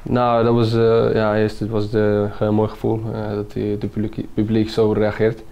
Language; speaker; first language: Dutch; non-native, fluent; Finnish